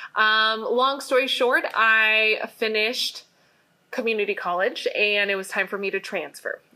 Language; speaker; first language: English; native; English